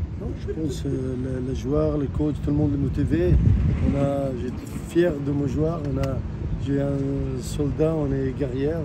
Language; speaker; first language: French; non-native, learner; Arabic